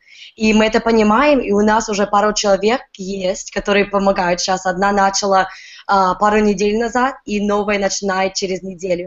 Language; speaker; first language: Russian; early bilingual, heritage; Russian